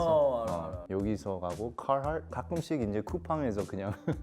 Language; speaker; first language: Korean; early bilingual, heritage; English